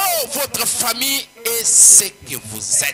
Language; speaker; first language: French; non-native, local second language; Swahili